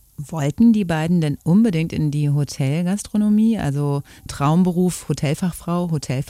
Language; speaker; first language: German; native; German